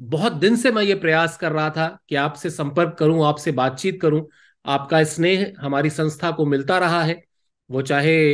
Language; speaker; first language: Hindi; native; Hindi